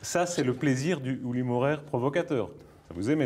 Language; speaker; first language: French; native; French